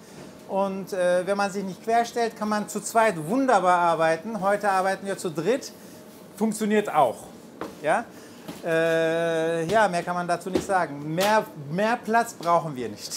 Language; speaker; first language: German; native; German